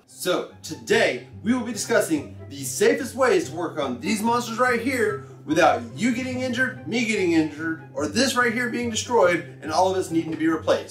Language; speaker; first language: English; native; English